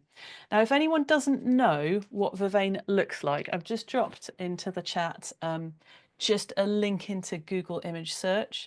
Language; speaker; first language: English; native; English